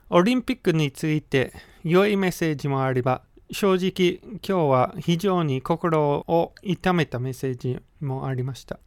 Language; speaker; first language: Japanese; non-native, fluent; English